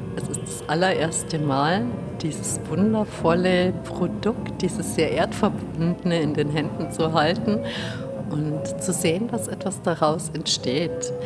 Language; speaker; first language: German; native; German